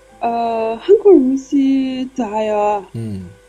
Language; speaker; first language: Korean; non-native, learner; Chinese